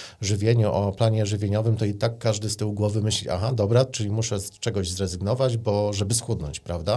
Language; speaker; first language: Polish; native; Polish